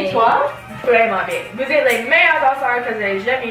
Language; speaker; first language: French; non-native, learner; English